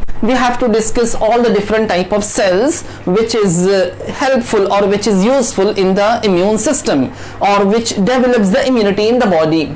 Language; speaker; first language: English; non-native, local second language; Hindi